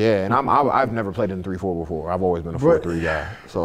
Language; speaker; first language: English; native; English